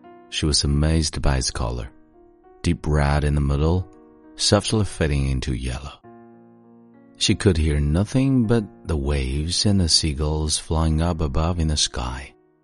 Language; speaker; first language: English; non-native, fluent; Chinese